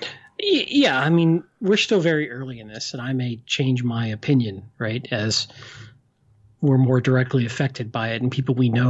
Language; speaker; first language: English; native; English